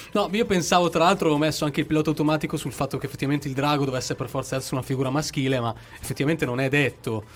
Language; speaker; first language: Italian; native; Italian